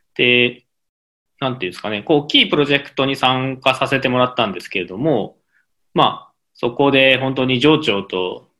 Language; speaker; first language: Japanese; native; Japanese